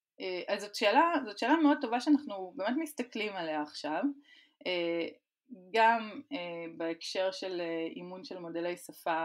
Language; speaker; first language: Hebrew; native; Hebrew